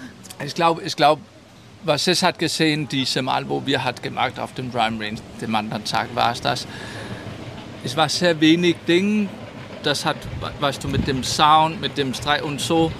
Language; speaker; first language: German; non-native, learner; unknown